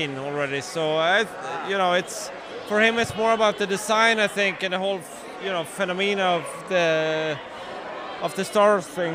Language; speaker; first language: English; non-native, fluent; Swedish